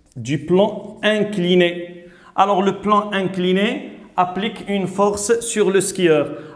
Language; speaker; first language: French; non-native, local second language; Arabic